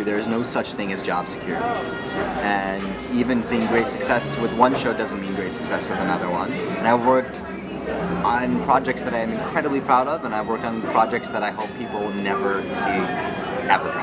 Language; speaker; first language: English; early bilingual, other home language; Hebrew